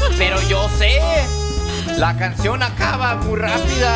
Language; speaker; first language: Spanish; non-native, learner; English